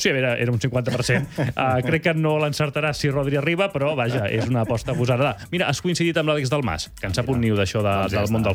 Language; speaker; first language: Catalan; native; Catalan